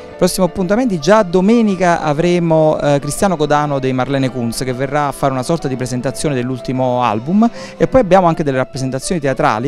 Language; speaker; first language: Italian; native; Italian